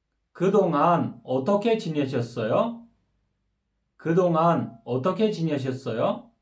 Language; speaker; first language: Korean; non-native, fluent; Kyrgyz